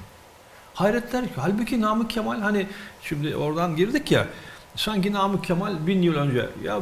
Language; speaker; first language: Turkish; native; Turkish